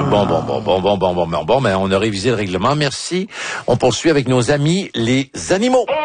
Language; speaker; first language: French; native; French